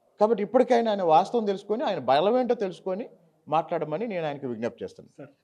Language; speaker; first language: Telugu; native; Telugu